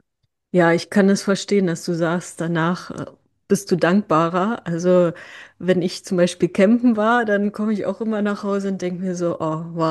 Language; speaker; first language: German; native; German